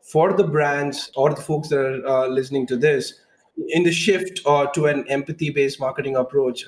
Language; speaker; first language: English; non-native, local second language; Hindi